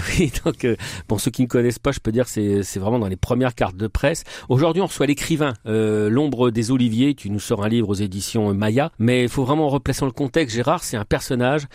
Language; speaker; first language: French; native; French